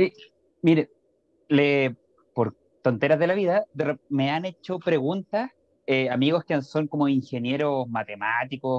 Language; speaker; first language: Spanish; native; Spanish